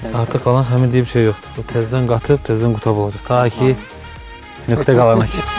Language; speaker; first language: Azerbaijani; non-native, local second language; Avaric